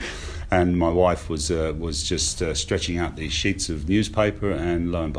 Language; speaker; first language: English; native; English